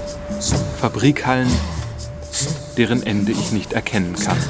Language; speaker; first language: German; native; German